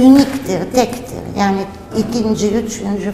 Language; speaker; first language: Turkish; non-native, fluent; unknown